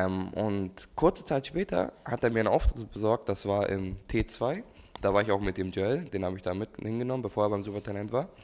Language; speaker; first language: German; native; German